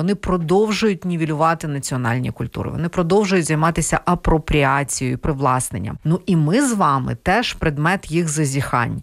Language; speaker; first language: Ukrainian; non-native, local second language; Russian